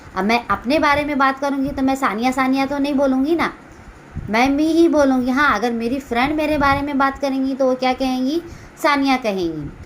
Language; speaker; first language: Hindi; non-native, local second language; Marathi